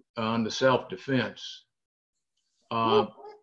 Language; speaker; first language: English; native; English